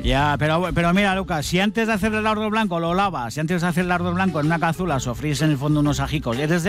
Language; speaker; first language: Spanish; native; Spanish